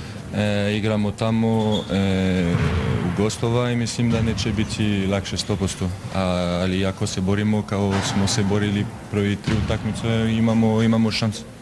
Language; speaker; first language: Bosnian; non-native, learner; French